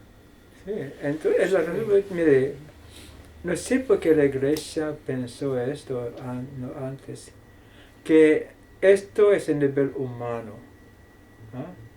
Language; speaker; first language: Spanish; non-native, fluent; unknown